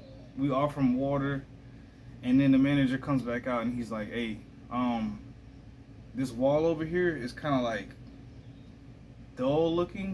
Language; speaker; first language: English; native; English